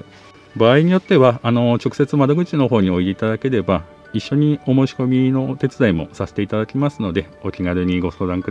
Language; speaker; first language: Japanese; native; Japanese